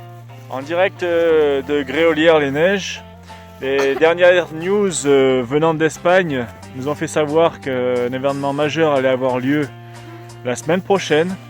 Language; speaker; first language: French; native; French